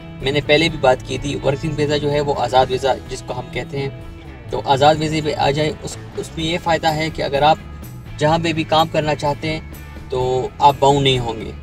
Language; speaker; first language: Urdu; non-native, local second language; Pashto